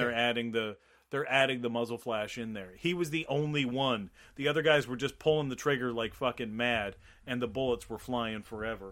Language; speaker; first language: English; native; English